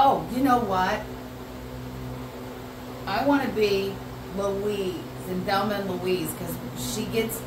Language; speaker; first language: English; native; English